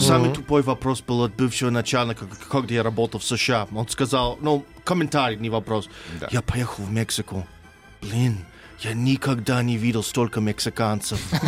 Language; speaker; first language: Russian; non-native, fluent; English